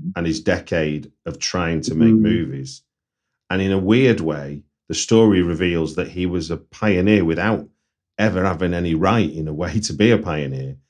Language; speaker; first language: English; native; English